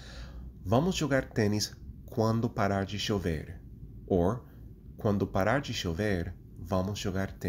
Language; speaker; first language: Portuguese; non-native, fluent; English